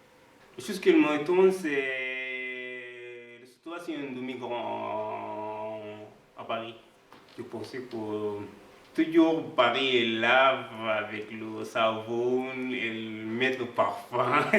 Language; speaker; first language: French; non-native, learner; Arabic